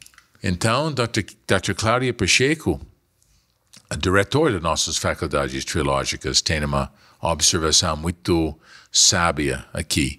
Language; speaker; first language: Portuguese; non-native, fluent; English